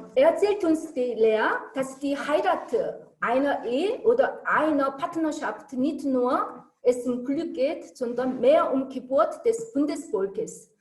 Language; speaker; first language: German; non-native, learner; Korean